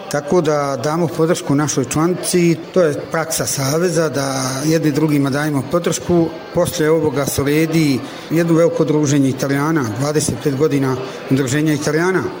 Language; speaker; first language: Bosnian; non-native, local second language; Italian